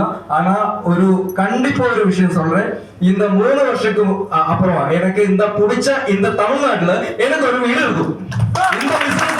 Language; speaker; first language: Tamil; non-native, learner; Malayalam